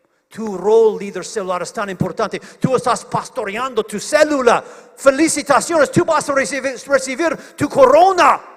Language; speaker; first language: Spanish; non-native, fluent; English